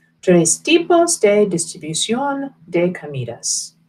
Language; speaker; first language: Spanish; non-native, fluent; English